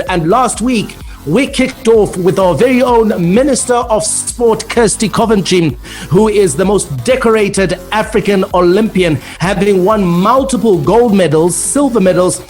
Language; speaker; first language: English; native; English